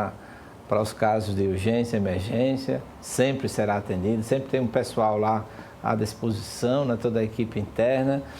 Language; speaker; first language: Portuguese; native; Portuguese